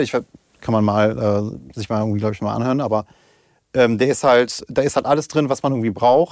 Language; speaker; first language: German; native; German